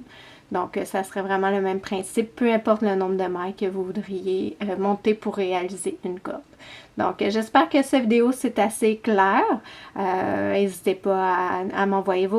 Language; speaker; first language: French; native; French